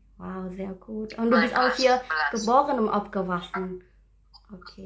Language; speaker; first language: German; non-native, learner; Indonesian